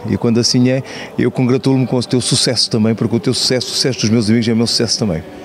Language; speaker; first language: Portuguese; native; Portuguese